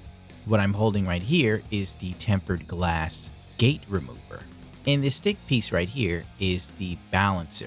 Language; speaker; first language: English; native; English